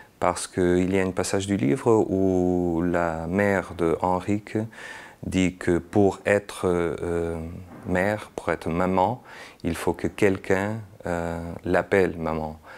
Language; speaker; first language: French; non-native, fluent; Portuguese